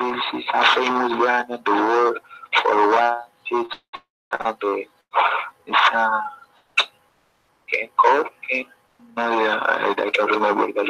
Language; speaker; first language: English; non-native, learner; Spanish